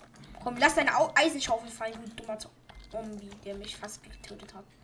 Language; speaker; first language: German; native; German